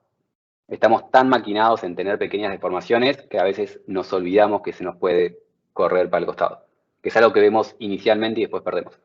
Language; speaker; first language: Spanish; native; Spanish